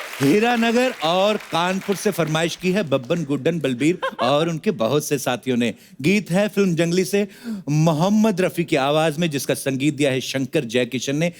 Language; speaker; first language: Hindi; non-native, local second language; Punjabi